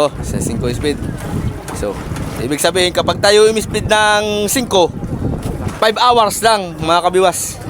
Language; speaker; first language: Filipino; native; Filipino